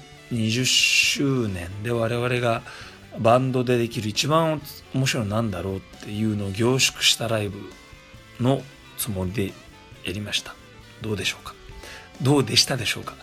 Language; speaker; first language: Japanese; native; Japanese